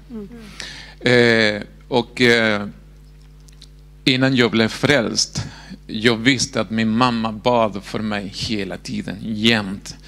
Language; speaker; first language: Swedish; non-native, fluent; Spanish